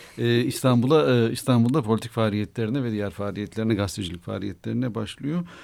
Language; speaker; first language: Turkish; native; Turkish